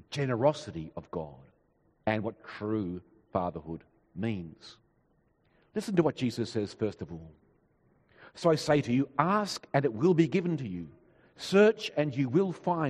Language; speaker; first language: English; native; English